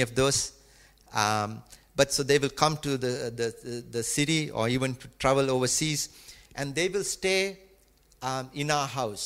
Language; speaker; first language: English; non-native, local second language; Tamil